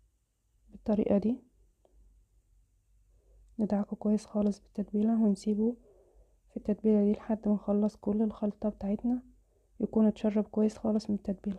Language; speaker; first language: Arabic; native; Arabic